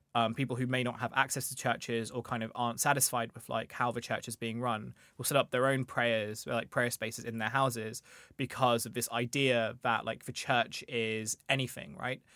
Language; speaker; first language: English; native; English